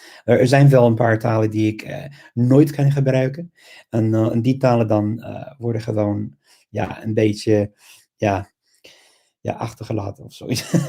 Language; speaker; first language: Dutch; non-native, fluent; English